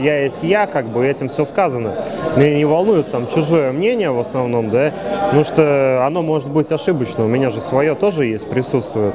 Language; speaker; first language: Russian; native; Russian